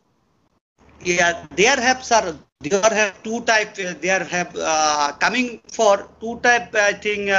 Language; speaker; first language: English; non-native, learner; Bangla